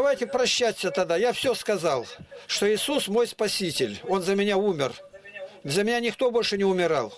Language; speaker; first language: Russian; native; Russian